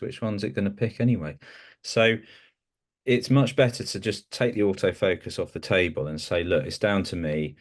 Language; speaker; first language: English; native; English